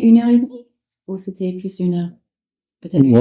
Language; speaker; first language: French; non-native, fluent; English